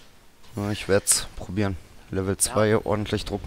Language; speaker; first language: German; native; German